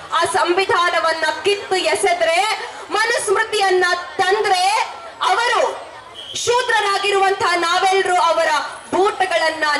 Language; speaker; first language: Kannada; non-native, local second language; Urdu